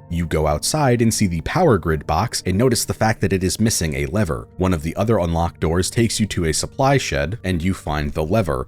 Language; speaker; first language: English; native; English